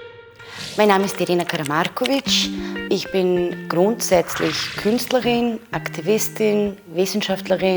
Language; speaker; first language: German; non-native, fluent; Serbian